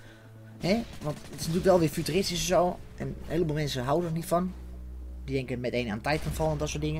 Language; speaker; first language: Dutch; native; Dutch